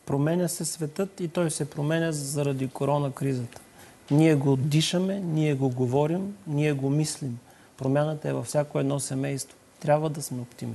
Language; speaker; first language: Bulgarian; native; Bulgarian